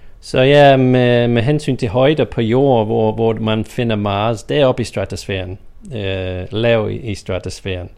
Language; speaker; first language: Danish; non-native, fluent; English